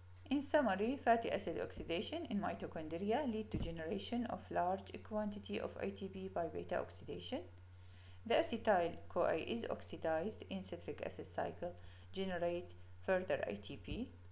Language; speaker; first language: English; non-native, fluent; Arabic